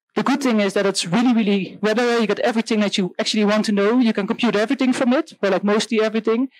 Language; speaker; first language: English; non-native, fluent; Dutch